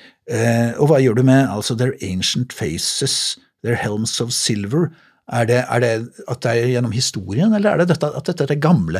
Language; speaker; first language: Norwegian; native; Norwegian